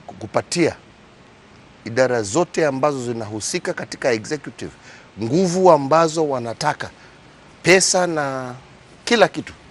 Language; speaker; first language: Swahili; non-native, local second language; Kikuyu